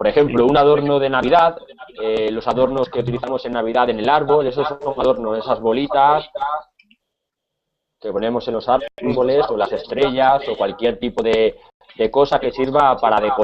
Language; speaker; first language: Spanish; native; Spanish